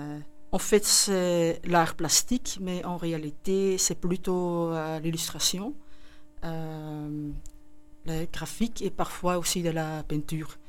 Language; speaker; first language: French; non-native, local second language; Dutch